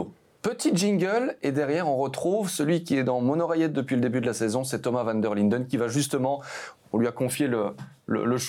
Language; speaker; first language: French; native; French